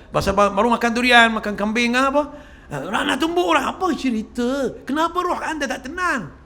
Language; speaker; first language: Malay; non-native, fluent; Arabic